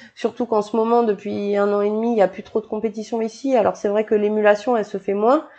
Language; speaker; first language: French; native; French